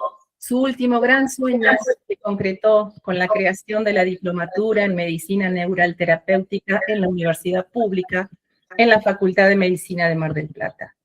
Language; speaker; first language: Spanish; native; Spanish